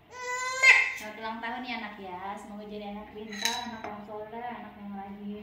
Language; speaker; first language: Indonesian; native; Indonesian